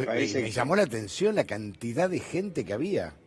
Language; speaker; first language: Spanish; native; Spanish